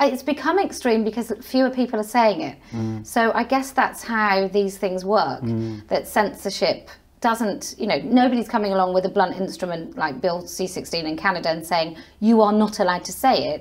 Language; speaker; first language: English; native; English